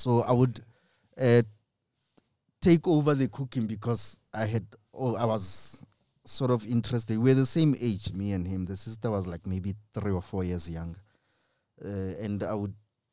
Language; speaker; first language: English; non-native, local second language; Tswana